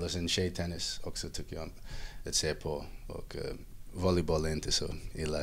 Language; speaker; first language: Swedish; non-native, fluent; English